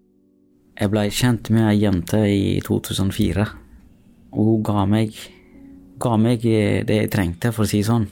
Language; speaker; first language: Norwegian; non-native, fluent; Tamil